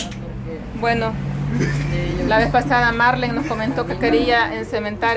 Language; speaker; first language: Spanish; native; Spanish